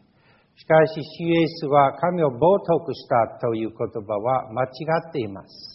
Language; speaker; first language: Japanese; non-native, fluent; English